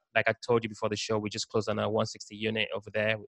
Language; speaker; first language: English; non-native, local second language; Yoruba